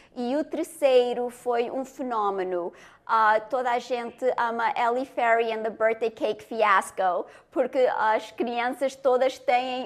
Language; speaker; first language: Portuguese; early bilingual, heritage; Portuguese